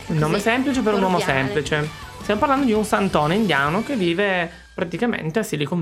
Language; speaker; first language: Italian; native; Italian